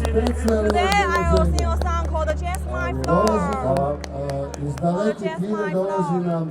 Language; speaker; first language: English; non-native, learner; Chinese